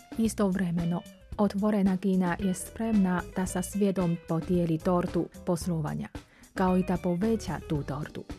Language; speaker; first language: Croatian; non-native, fluent; Chinese